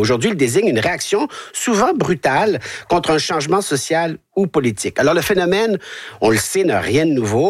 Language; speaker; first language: French; native; French